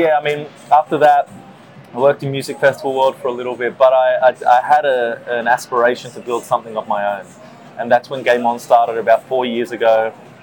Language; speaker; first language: English; native; English